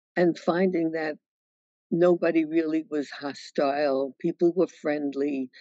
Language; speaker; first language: English; native; English